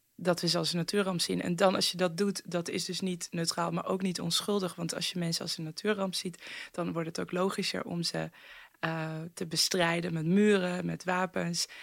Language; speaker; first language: Dutch; early bilingual, other home language; Persian